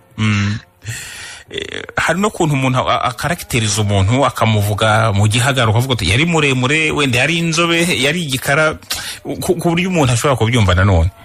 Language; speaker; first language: Kinyarwanda; native; Kinyarwanda